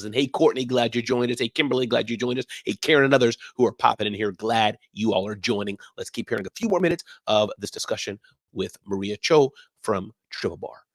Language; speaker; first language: English; native; English